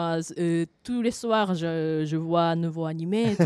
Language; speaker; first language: French; non-native, fluent; Japanese